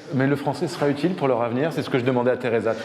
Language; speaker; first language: French; native; French